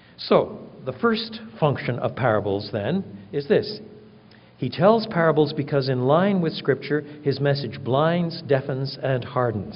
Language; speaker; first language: English; native; English